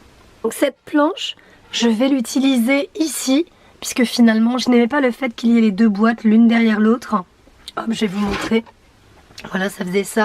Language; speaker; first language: French; native; French